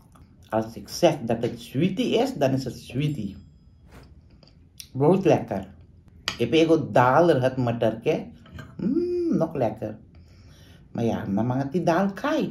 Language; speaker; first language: Dutch; non-native, local second language; Caribbean Hindustani